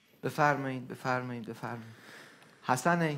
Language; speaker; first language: Persian; native; Persian